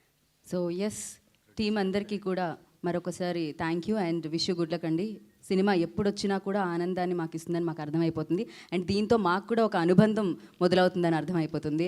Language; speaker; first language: Telugu; native; Telugu